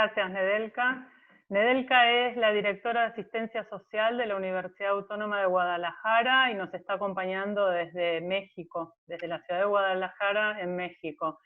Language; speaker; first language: Spanish; native; Spanish